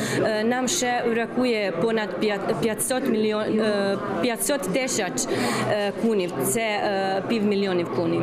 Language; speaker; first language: Ukrainian; early bilingual, heritage; Ukrainian